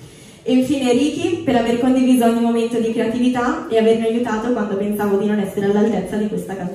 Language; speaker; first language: Italian; native; Italian